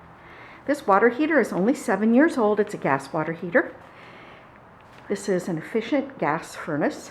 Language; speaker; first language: English; native; English